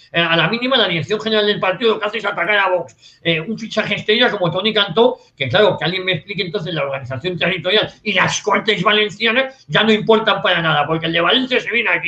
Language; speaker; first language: Spanish; native; Spanish